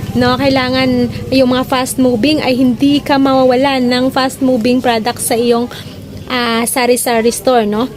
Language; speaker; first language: Filipino; non-native, local second language; Hiligaynon